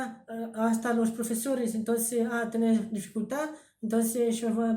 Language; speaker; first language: Spanish; early bilingual, heritage; Spanish